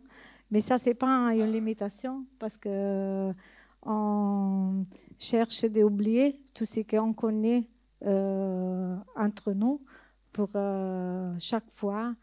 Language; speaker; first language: French; non-native, learner; Italian